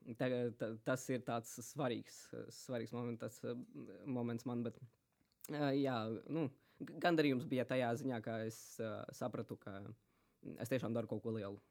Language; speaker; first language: Latvian; native; Latvian